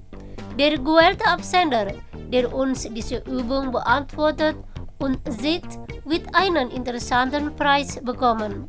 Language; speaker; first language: German; non-native, fluent; Indonesian